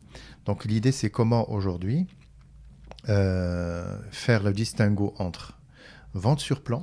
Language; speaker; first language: French; non-native, local second language; Arabic